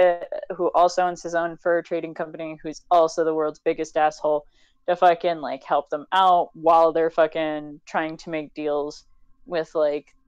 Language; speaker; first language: English; native; English